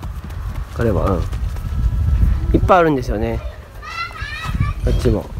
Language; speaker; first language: Japanese; native; Japanese